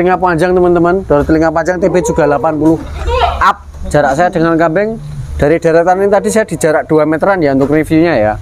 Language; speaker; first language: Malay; non-native, local second language; Javanese